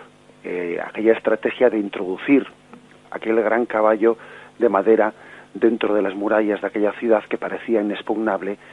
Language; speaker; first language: Spanish; native; Spanish